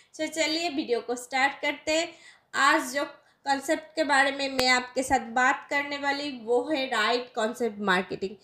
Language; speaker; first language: Hindi; non-native, local second language; Bangla